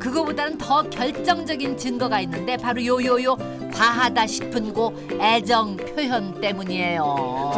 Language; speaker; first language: Korean; native; Korean